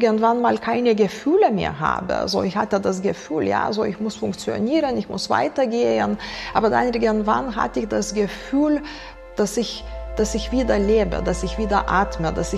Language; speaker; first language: German; non-native, fluent; Lithuanian